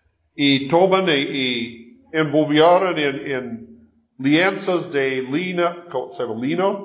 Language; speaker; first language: Spanish; non-native, learner; English